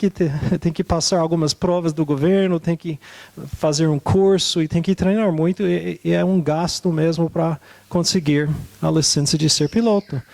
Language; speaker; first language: Portuguese; non-native, fluent; English